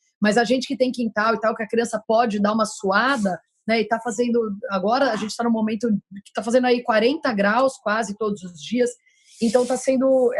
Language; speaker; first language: Portuguese; native; Portuguese